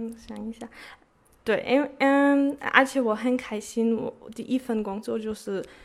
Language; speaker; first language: Chinese; non-native, fluent; German